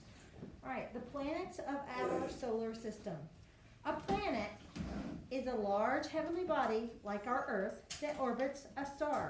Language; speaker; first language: English; native; English